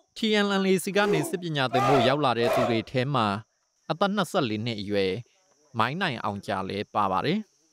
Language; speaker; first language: Burmese; native; Burmese